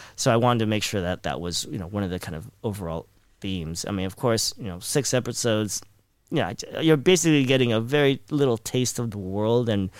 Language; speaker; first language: English; early bilingual, other home language; Filipino